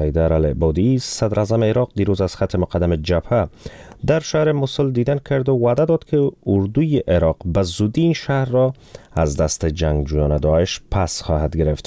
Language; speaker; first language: Persian; native; Persian